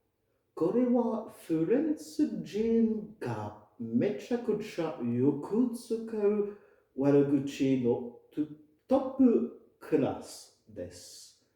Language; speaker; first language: Japanese; non-native, fluent; French